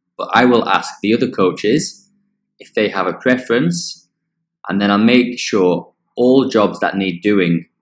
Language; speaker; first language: English; native; English